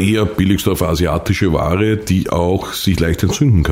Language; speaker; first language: German; native; German